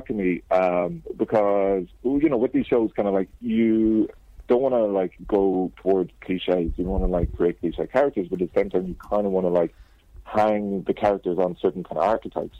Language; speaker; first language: English; native; English